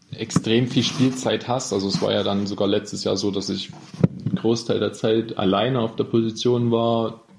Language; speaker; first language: German; native; German